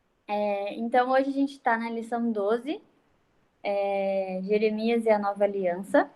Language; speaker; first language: Portuguese; native; Portuguese